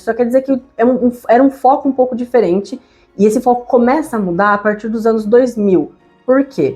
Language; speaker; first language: Portuguese; native; Portuguese